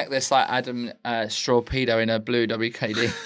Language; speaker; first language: English; native; English